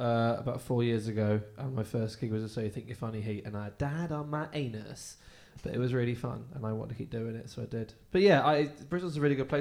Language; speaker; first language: English; native; English